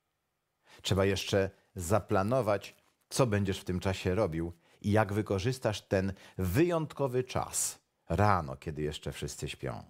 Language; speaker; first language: Polish; native; Polish